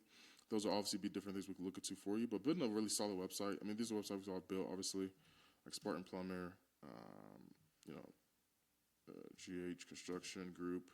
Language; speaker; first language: English; native; English